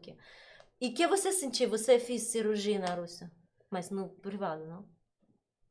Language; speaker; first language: Portuguese; non-native, learner; Russian